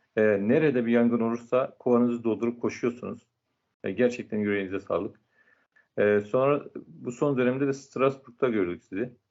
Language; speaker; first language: Turkish; native; Turkish